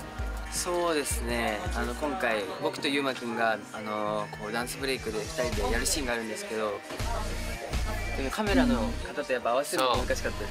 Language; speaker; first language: Japanese; native; Japanese